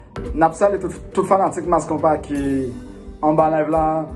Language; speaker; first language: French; non-native, local second language; Haitian Creole